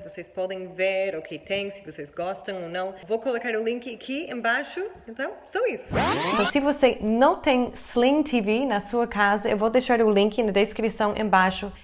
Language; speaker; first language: Portuguese; non-native, fluent; English